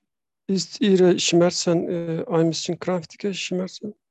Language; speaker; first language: German; non-native, learner; Turkish